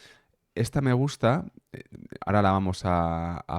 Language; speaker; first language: Spanish; native; Spanish